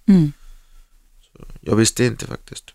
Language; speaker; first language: Swedish; non-native, learner; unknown